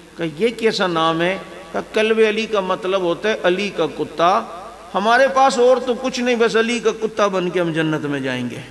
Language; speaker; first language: Urdu; non-native, local second language; Punjabi